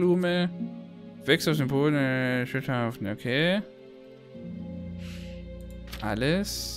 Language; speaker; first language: German; native; German